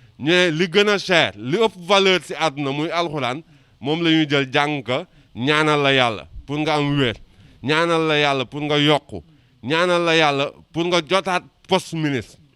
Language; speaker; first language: Wolof; native; Wolof